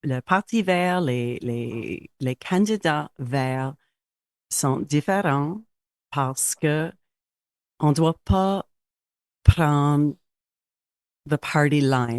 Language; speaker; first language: French; non-native, local second language; English